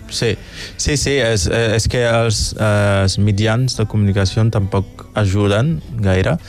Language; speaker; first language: Catalan; non-native, fluent; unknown